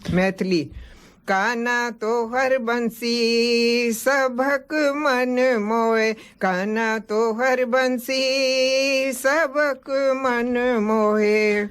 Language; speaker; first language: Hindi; non-native, local second language; Sindhi